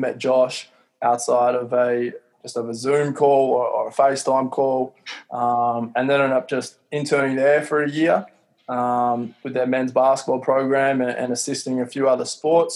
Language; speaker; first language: English; native; English